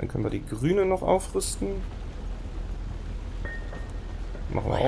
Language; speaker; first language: German; native; German